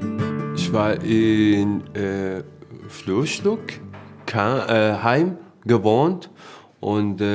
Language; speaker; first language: German; non-native, learner; Persian